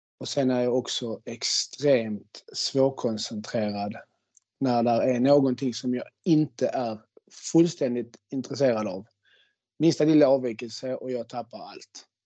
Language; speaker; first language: Swedish; native; Swedish